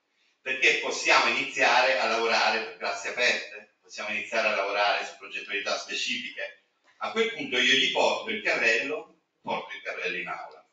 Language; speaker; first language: Italian; native; Italian